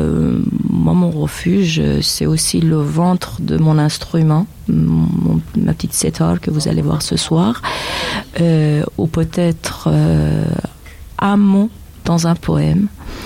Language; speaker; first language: French; non-native, fluent; Persian